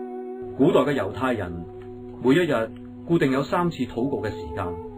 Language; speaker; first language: Chinese; non-native, local second language; Cantonese